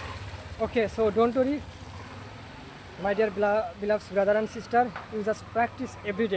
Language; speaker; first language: English; non-native, learner; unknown